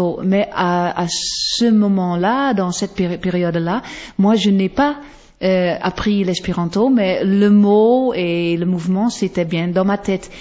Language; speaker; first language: French; non-native, fluent; Western Frisian